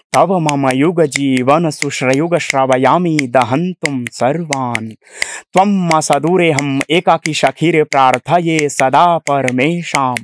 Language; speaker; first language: Hindi; native; Hindi